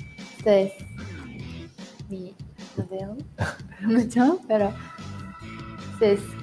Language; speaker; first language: Spanish; non-native, learner; Japanese